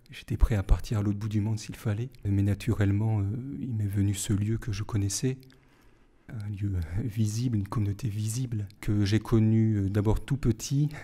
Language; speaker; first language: French; native; French